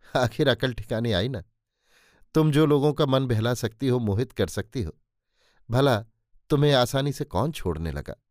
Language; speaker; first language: Hindi; native; Hindi